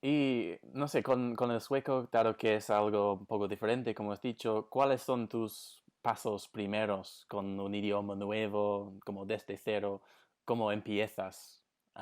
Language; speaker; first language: Spanish; non-native, fluent; English